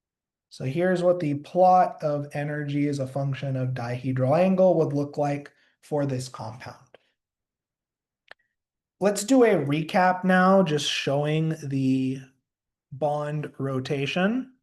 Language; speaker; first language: English; native; English